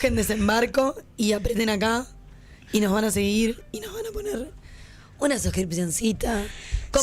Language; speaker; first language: Spanish; native; Spanish